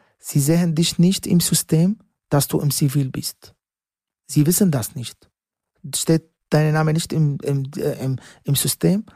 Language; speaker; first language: German; non-native, learner; Arabic